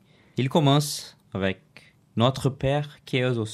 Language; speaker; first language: French; non-native, learner; Portuguese